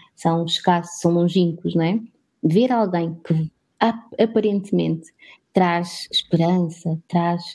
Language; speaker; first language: Portuguese; native; Portuguese